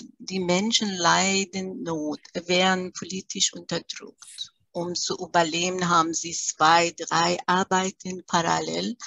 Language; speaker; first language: German; early bilingual, other home language; Persian